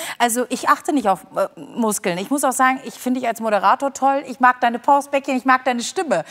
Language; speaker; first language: German; early bilingual, other home language; Turkish